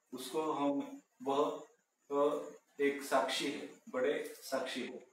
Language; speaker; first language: Hindi; non-native, local second language; Marathi